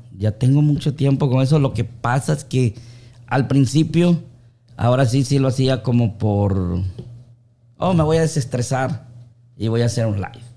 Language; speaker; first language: Spanish; native; Spanish